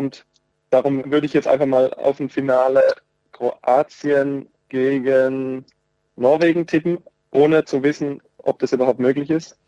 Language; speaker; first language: German; native; German